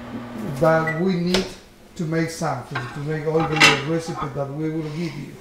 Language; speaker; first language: English; non-native, learner; Spanish